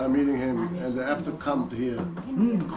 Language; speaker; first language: English; non-native, learner; Korean